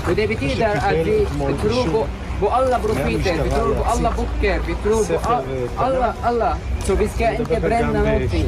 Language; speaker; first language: Swedish; non-native, fluent; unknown